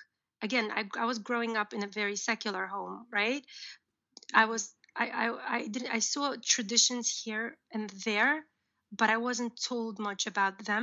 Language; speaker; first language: English; early bilingual, other home language; Uzbek